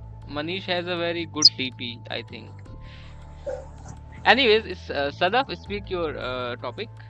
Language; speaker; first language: English; non-native, local second language; Hindi